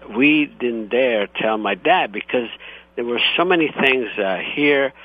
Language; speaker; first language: English; non-native, fluent; Croatian